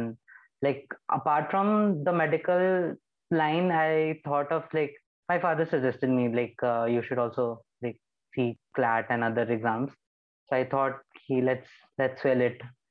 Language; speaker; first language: English; non-native, local second language; Hindi